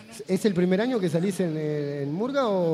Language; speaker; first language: Spanish; native; Spanish